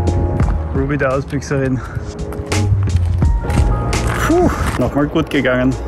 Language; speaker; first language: German; native; German